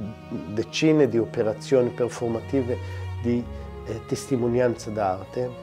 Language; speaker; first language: Italian; non-native, fluent; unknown